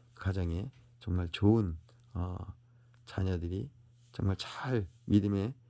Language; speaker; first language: Korean; native; Korean